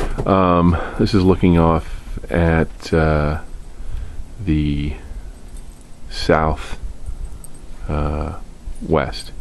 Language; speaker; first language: English; native; English